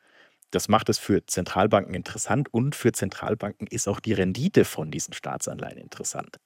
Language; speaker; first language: German; native; German